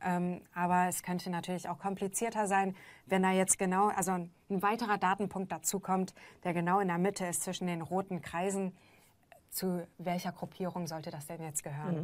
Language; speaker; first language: German; native; German